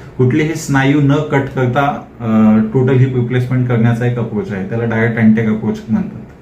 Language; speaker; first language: Marathi; native; Marathi